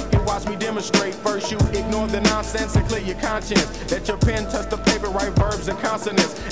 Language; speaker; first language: English; native; English